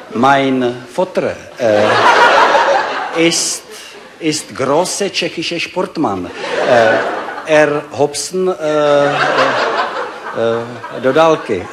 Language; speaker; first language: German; non-native, learner; Czech